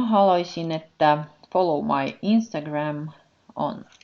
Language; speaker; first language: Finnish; non-native, learner; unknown